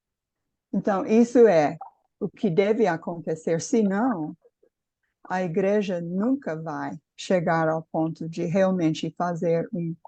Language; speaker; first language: Portuguese; non-native, fluent; English